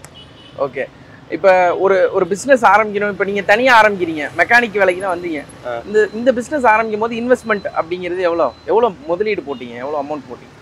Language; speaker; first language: Tamil; native; Tamil